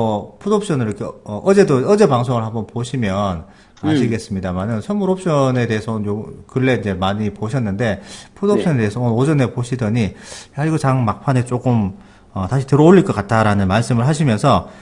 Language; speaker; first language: Korean; native; Korean